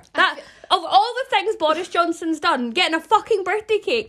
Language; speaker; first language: English; native; English